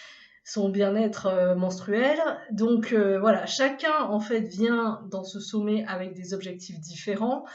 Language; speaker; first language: French; native; French